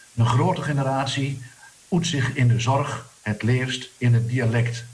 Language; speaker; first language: Dutch; non-native, local second language; Low German